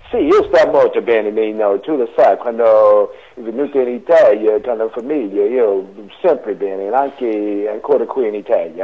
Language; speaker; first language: Italian; non-native, learner; English